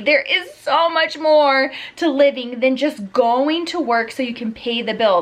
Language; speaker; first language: English; native; English